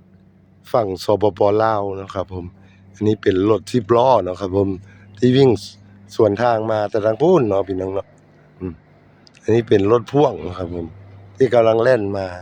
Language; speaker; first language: Thai; non-native, local second language; Northeastern Thai